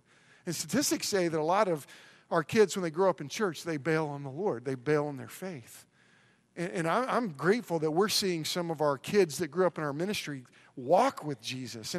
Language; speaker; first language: English; native; English